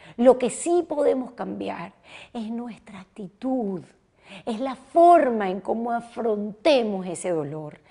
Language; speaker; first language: Spanish; native; Spanish